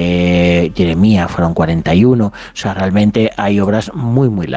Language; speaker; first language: Spanish; native; Spanish